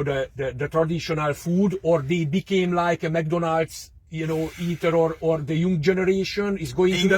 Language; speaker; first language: English; non-native, fluent; Hungarian